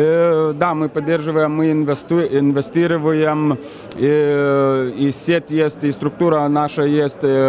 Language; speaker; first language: Russian; non-native, fluent; Lithuanian